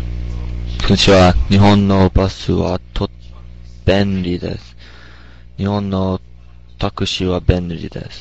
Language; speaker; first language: Japanese; non-native, learner; English